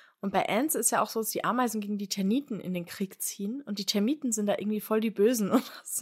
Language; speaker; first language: German; native; German